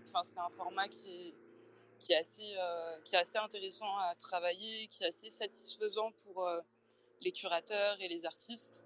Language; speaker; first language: French; native; French